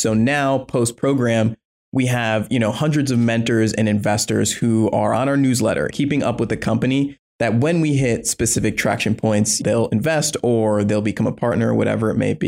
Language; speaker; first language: English; native; English